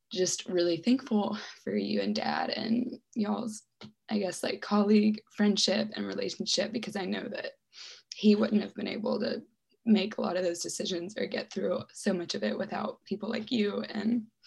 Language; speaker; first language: English; native; English